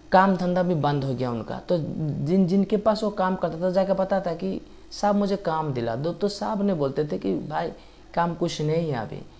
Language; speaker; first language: Hindi; non-native, local second language; Odia